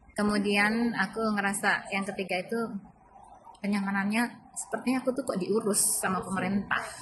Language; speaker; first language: Indonesian; native; Indonesian